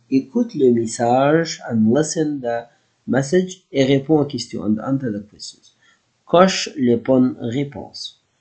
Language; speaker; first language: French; non-native, fluent; Arabic